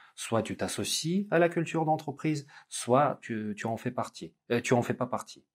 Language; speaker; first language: French; non-native, fluent; Russian